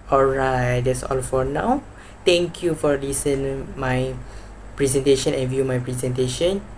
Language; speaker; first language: English; non-native, local second language; Malay